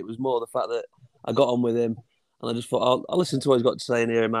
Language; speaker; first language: English; native; English